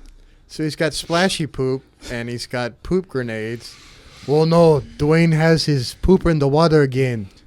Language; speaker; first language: English; native; English